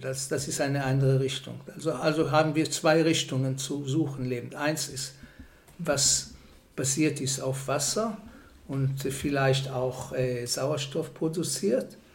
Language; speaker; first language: German; non-native, fluent; Hebrew